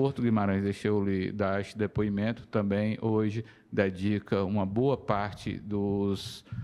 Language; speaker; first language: Portuguese; native; Portuguese